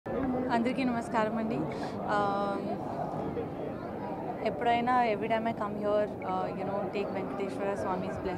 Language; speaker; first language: Telugu; non-native, learner; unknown